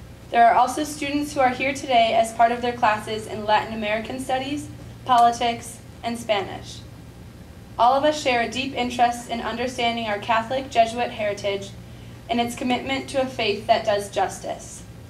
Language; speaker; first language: English; native; English